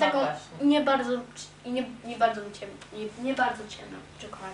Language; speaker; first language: Polish; early bilingual, other home language; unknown